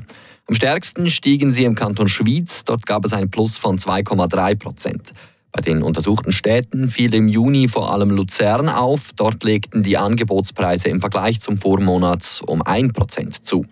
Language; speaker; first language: German; native; German